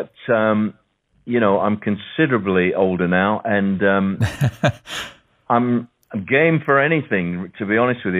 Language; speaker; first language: English; native; English